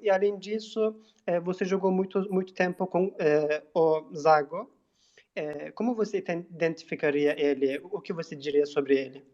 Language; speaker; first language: Portuguese; non-native, fluent; Turkish